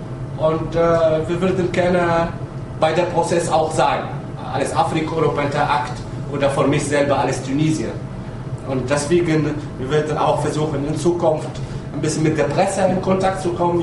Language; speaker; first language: German; non-native, fluent; Arabic